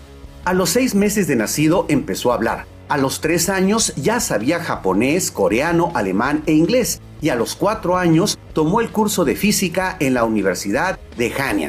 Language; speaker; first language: Spanish; native; Spanish